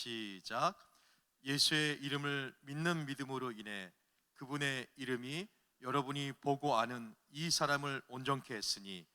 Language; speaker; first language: Korean; native; Korean